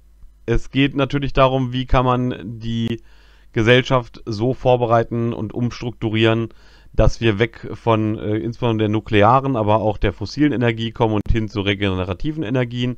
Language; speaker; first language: German; native; German